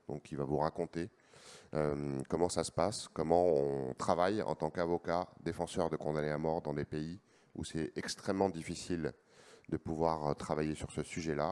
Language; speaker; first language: French; native; French